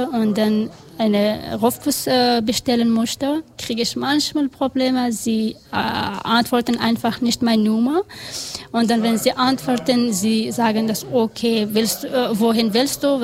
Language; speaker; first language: German; non-native, learner; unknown